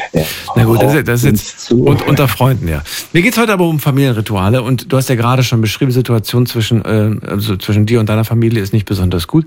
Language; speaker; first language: German; native; German